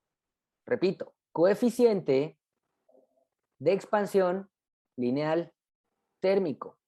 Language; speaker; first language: Spanish; native; Spanish